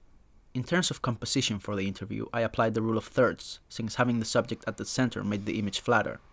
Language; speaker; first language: English; non-native, fluent; Spanish